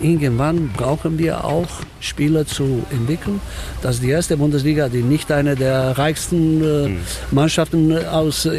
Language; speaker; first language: German; non-native, fluent; Romanian